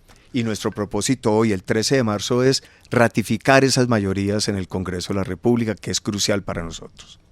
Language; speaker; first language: Spanish; native; Spanish